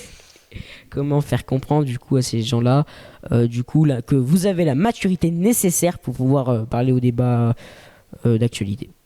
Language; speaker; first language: French; native; French